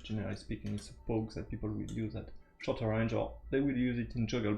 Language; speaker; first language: English; non-native, fluent; French